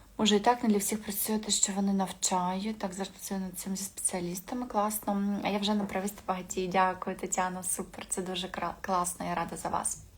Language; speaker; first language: Ukrainian; non-native, local second language; Russian